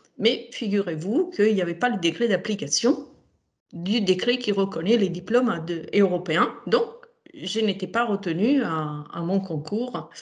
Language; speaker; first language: French; non-native, fluent; Italian